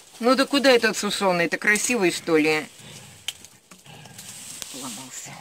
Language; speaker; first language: Russian; native; Russian